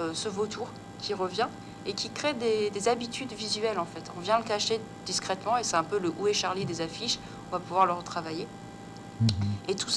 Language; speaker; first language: French; native; French